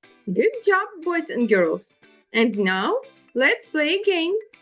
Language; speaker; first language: English; non-native, learner; Ukrainian